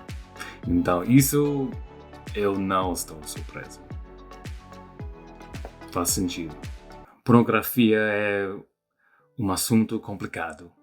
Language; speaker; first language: Portuguese; non-native, fluent; English